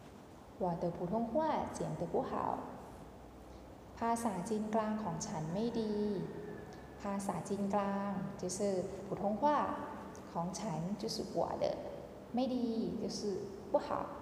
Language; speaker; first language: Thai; non-native, fluent; Chinese